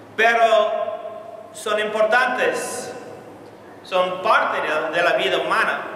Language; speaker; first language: Spanish; non-native, learner; English